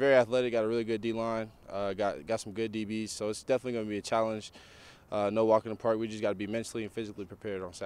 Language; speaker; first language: English; native; English